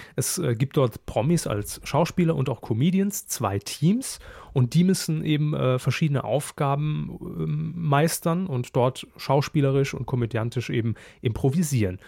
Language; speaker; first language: German; native; German